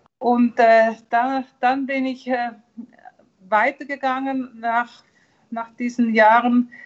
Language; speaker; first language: German; early bilingual, heritage; German